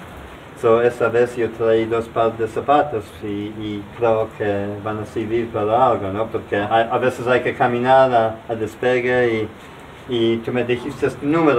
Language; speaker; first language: Spanish; non-native, learner; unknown